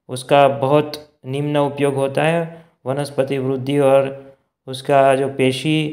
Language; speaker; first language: Hindi; non-native, local second language; Gujarati